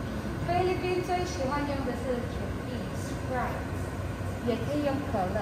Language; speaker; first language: Chinese; non-native, fluent; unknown